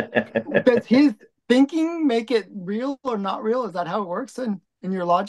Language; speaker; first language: English; native; English